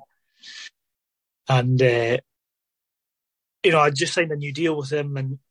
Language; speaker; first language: English; native; English